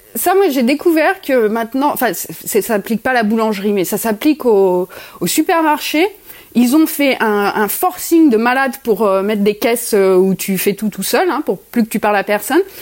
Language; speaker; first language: French; native; French